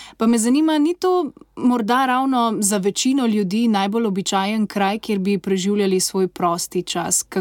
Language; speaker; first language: Slovenian; native; Slovenian